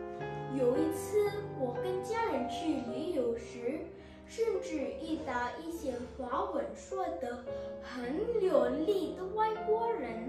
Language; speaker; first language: Chinese; early bilingual, heritage; Chinese